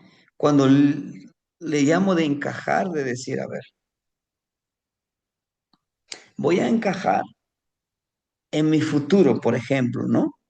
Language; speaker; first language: Spanish; native; Spanish